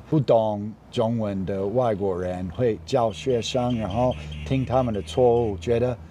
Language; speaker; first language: Chinese; non-native, fluent; English